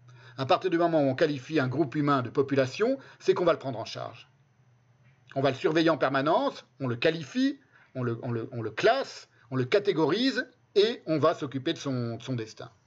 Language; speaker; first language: French; native; French